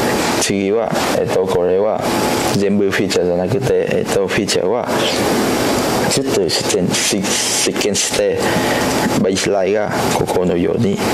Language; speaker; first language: Japanese; non-native, learner; Cantonese